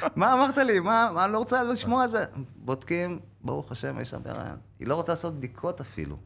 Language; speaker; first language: Hebrew; native; Hebrew